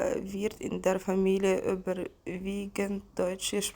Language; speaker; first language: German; non-native, learner; Ukrainian